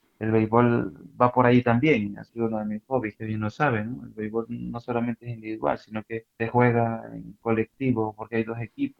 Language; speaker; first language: Spanish; native; Spanish